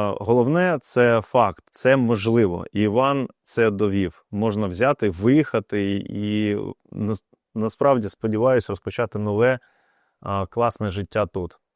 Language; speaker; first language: Ukrainian; non-native, local second language; Russian